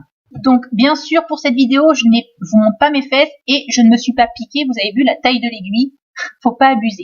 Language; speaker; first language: French; native; French